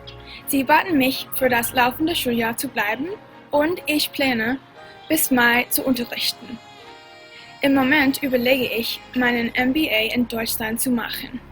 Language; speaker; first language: German; non-native, fluent; English